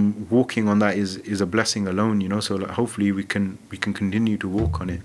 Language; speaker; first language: English; early bilingual, other home language; Punjabi